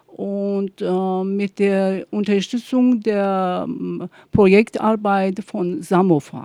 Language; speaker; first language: German; non-native, fluent; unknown